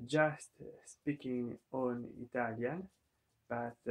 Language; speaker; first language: English; non-native, learner; Italian